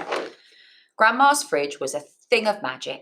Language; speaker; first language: English; native; English